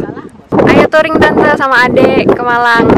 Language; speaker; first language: Indonesian; native; Indonesian